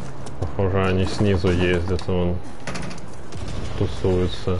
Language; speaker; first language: Russian; native; Russian